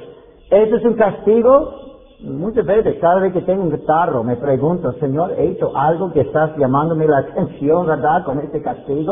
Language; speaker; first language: Spanish; non-native, fluent; English